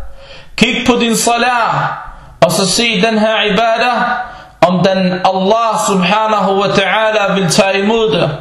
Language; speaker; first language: Danish; non-native, fluent; Arabic